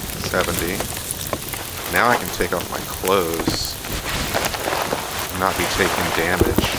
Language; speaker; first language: English; native; English